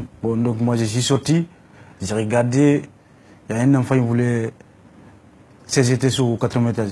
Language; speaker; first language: French; non-native, learner; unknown